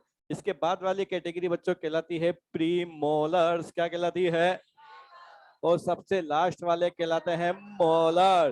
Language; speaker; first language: Hindi; native; Hindi